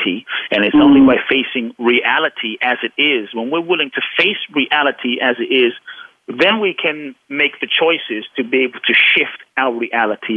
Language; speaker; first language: English; native; English